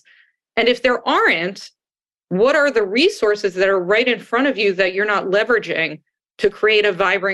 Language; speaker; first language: English; native; English